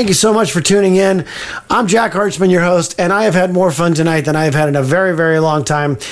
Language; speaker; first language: English; native; English